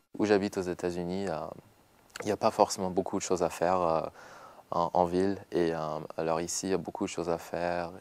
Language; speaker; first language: French; non-native, learner; English